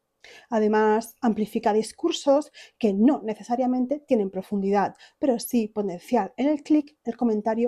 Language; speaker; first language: Spanish; native; Spanish